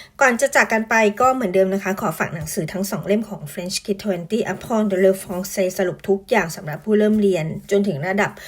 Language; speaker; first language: Thai; native; Thai